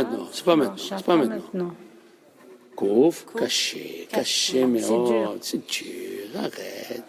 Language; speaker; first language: French; native; French